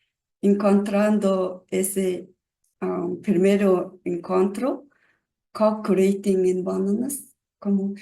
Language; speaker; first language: Portuguese; non-native, learner; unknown